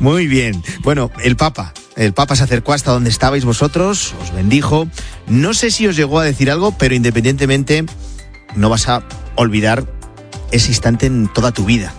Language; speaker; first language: Spanish; native; Spanish